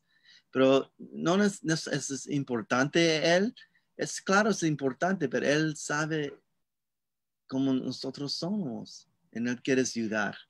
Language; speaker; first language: Spanish; non-native, learner; English